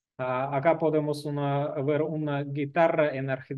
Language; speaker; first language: Spanish; non-native, learner; Russian